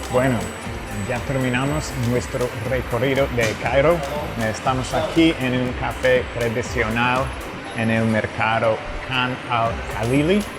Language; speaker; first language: Spanish; non-native, fluent; English